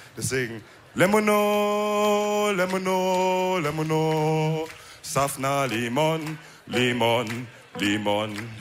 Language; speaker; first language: German; early bilingual, other home language; Wolof